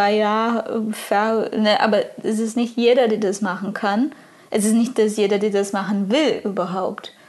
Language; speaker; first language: German; non-native, fluent; Portuguese